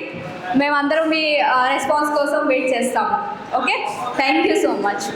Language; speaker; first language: Telugu; non-native, fluent; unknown